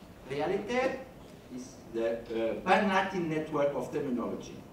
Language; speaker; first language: English; non-native, fluent; Portuguese